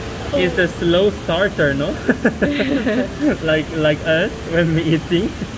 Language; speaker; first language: English; non-native, learner; Korean